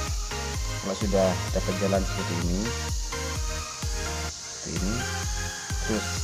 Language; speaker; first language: Indonesian; native; Indonesian